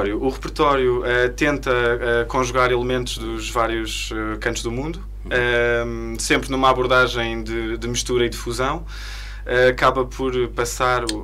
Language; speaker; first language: Portuguese; native; Portuguese